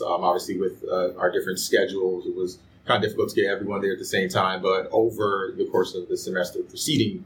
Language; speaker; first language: English; early bilingual, other home language; Akan